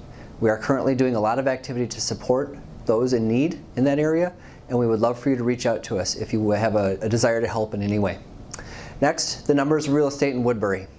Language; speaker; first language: English; native; English